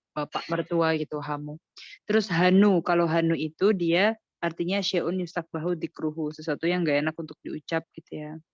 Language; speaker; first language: Indonesian; native; Indonesian